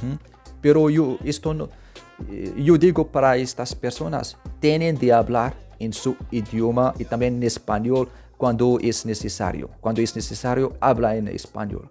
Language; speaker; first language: Spanish; non-native, fluent; Arabic